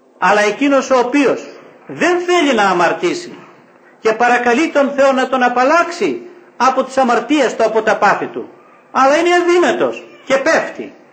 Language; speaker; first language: Greek; native; Greek